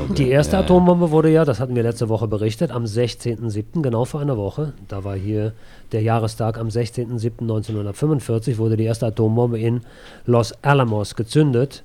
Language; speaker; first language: German; native; German